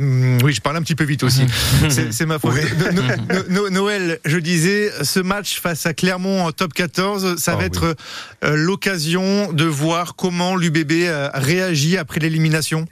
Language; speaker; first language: French; native; French